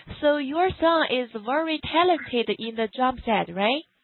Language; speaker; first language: English; non-native, fluent; Chinese